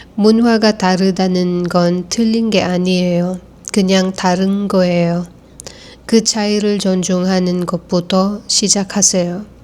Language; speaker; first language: Korean; non-native, fluent; Filipino